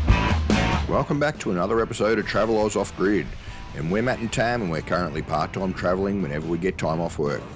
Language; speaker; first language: English; native; English